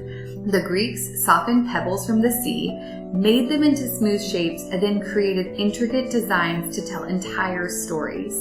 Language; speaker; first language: English; native; English